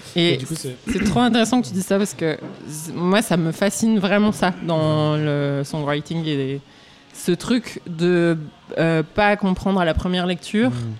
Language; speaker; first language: French; native; French